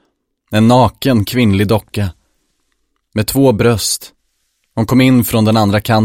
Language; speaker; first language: Swedish; native; Swedish